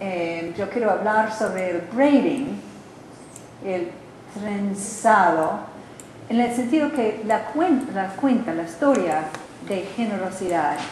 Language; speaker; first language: Spanish; non-native, learner; English